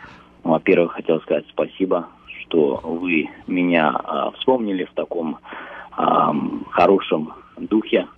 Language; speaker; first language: Russian; early bilingual, heritage; Russian